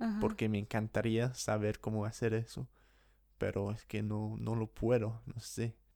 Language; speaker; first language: Spanish; non-native, fluent; English